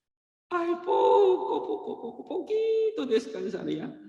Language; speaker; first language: Spanish; non-native, learner; Korean